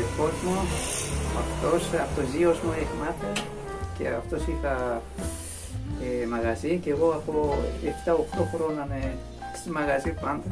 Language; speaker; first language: Greek; non-native, learner; Persian